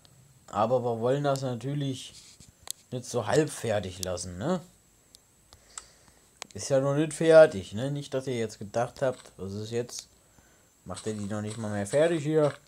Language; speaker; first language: German; native; German